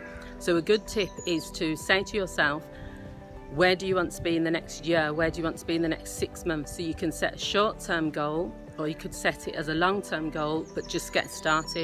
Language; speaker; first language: English; native; English